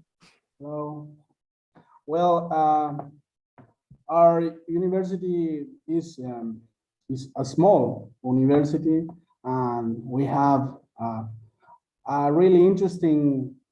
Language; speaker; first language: English; non-native, learner; Spanish